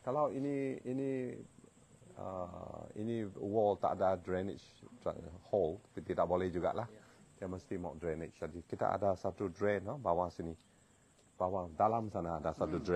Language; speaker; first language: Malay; non-native, local second language; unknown